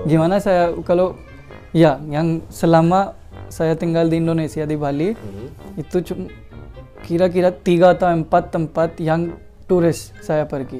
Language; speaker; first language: Indonesian; non-native, learner; Hindi